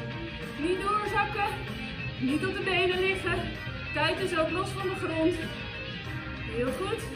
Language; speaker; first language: Dutch; native; Dutch